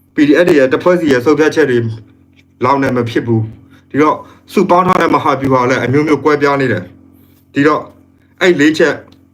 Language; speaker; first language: Burmese; native; Burmese